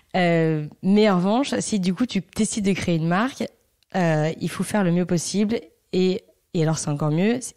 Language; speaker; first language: French; native; French